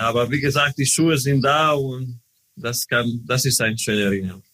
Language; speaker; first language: German; non-native, learner; Croatian